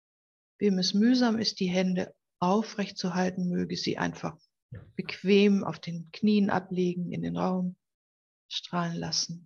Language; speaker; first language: German; native; German